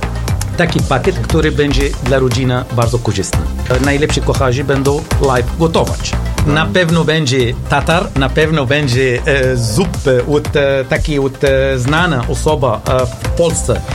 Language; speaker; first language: Polish; non-native, learner; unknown